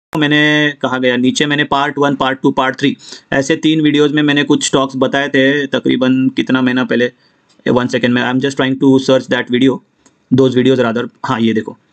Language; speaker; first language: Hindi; non-native, local second language; Marathi